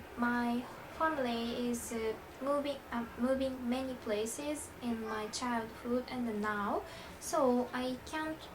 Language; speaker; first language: English; non-native, learner; Japanese